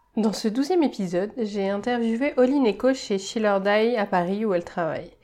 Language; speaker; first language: French; native; French